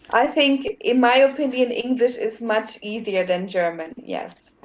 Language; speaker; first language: English; non-native, fluent; German